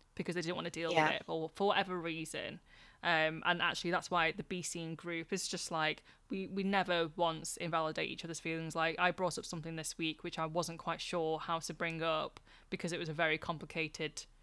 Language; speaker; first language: English; native; English